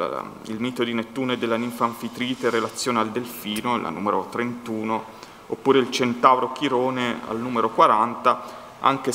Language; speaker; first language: Italian; native; Italian